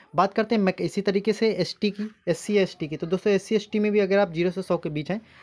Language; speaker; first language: Hindi; native; Hindi